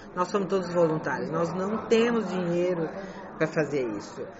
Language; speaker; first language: Portuguese; non-native, fluent; Chinese